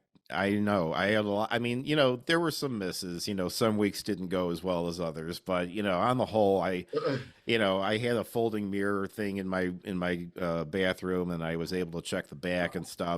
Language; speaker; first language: English; native; English